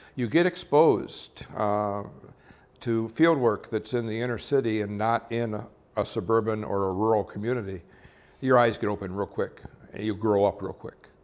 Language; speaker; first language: English; native; English